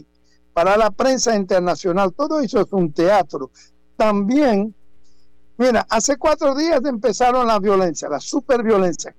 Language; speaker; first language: Spanish; non-native, fluent; Haitian Creole